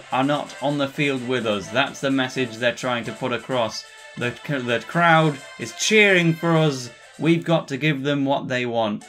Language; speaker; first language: English; native; English